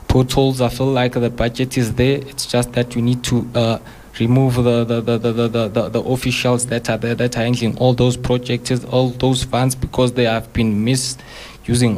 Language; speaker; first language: English; non-native, local second language; Zulu